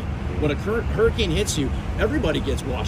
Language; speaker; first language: English; native; English